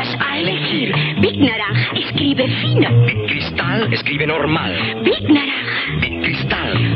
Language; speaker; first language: Spanish; native; Spanish